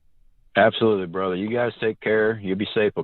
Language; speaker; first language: English; native; English